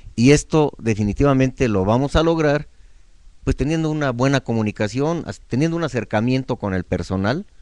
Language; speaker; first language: Spanish; native; Spanish